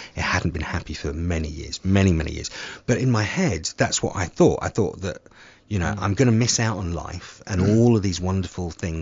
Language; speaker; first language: English; native; English